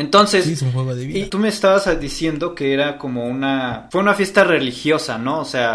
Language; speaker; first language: Spanish; native; Spanish